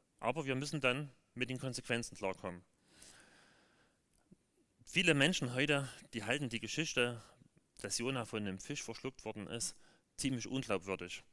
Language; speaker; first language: German; native; German